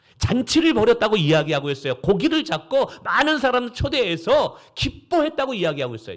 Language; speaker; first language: Korean; native; Korean